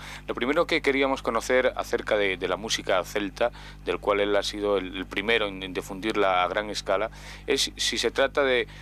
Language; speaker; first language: Spanish; native; Spanish